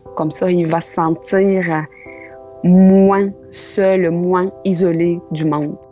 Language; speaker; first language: French; non-native, local second language; Arabic